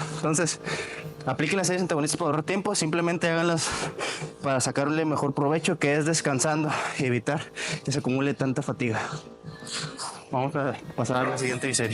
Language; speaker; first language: Spanish; native; Spanish